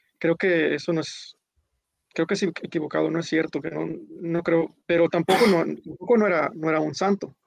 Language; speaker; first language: Spanish; early bilingual, heritage; Spanish